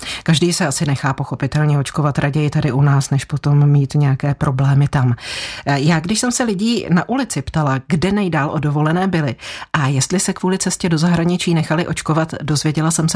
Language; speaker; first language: Czech; native; Czech